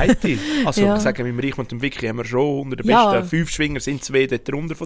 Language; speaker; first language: German; native; German